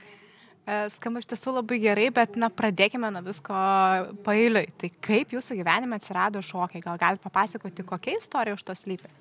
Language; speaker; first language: Lithuanian; native; Lithuanian